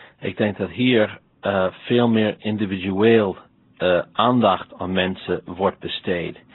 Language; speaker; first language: Dutch; non-native, fluent; English